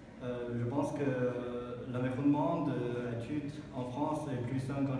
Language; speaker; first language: French; non-native, learner; Chinese